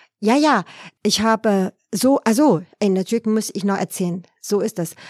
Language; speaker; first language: German; non-native, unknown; Vietnamese